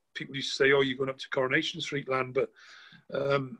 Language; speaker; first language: English; native; English